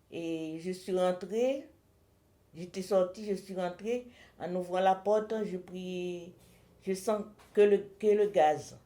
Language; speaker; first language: French; non-native, learner; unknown